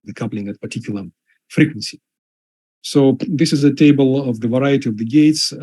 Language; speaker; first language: English; non-native, fluent; Russian